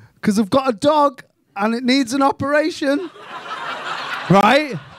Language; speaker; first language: English; native; English